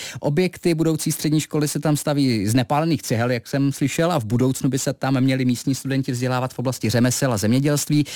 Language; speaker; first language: Czech; native; Czech